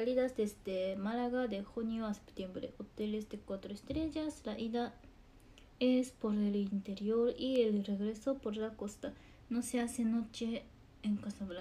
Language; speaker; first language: Spanish; non-native, learner; Japanese